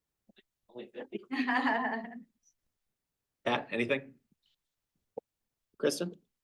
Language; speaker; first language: English; native; English